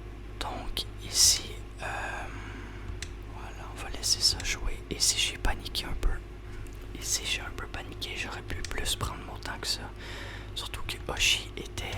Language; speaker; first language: French; native; French